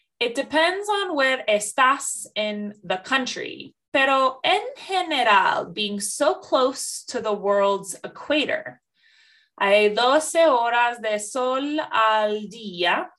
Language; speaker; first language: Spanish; non-native, fluent; English